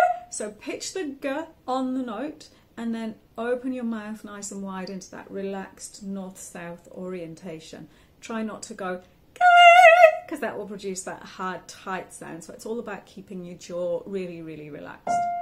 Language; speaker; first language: English; native; English